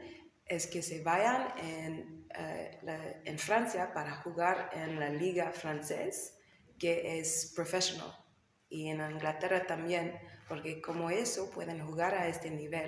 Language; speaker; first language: Spanish; non-native, learner; English